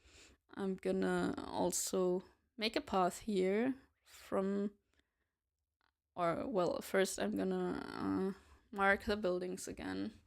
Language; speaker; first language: English; non-native, fluent; German